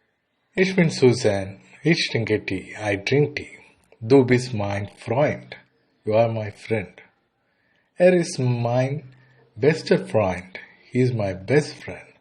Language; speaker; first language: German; non-native, fluent; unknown